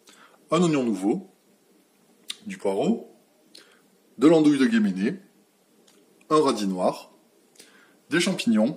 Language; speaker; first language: French; native; French